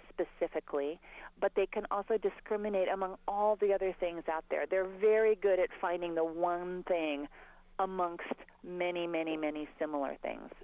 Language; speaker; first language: English; native; English